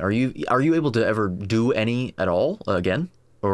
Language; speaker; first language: English; native; English